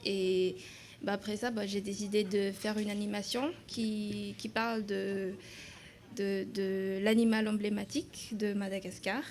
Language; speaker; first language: French; non-native, local second language; Malagasy